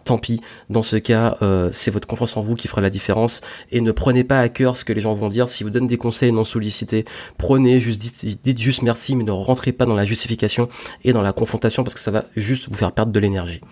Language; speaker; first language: French; native; French